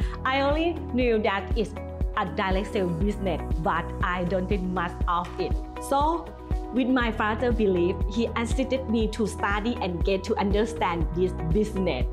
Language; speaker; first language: English; non-native, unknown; Thai